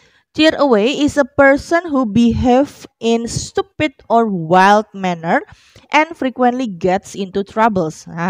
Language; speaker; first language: English; non-native, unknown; Indonesian